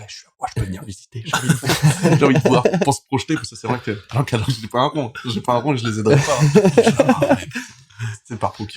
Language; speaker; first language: French; native; French